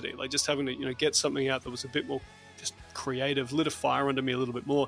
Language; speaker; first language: English; native; English